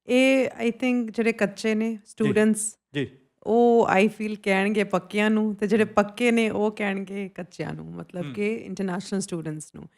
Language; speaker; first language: Punjabi; non-native, fluent; English